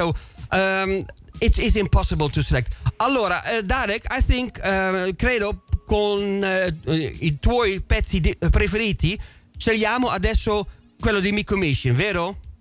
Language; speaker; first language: Italian; non-native, fluent; Dutch